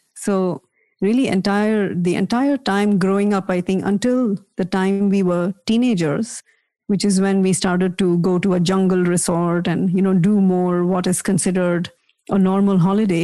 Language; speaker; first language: English; non-native, local second language; Kannada